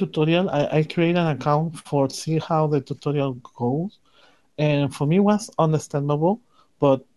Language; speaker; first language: English; non-native, learner; Spanish